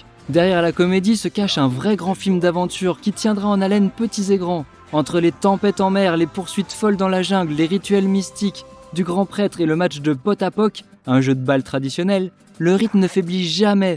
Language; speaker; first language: French; native; French